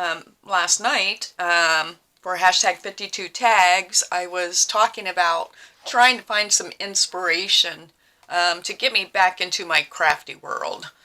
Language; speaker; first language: English; native; English